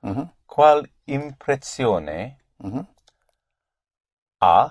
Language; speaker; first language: Italian; non-native, learner; English